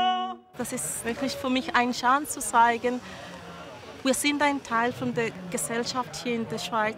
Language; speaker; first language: German; non-native, fluent; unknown